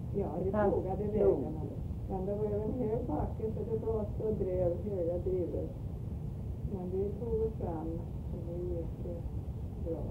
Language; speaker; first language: Swedish; early bilingual, heritage; Swedish